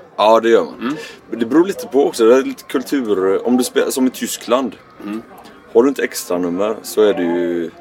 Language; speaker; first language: Swedish; native; Swedish